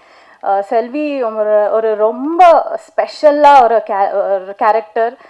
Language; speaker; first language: Tamil; non-native, learner; Kannada